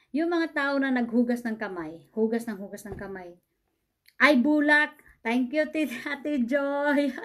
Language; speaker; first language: Filipino; non-native, local second language; Cebuano